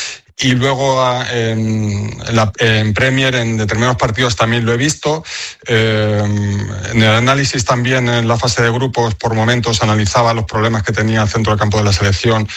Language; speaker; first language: Spanish; native; Spanish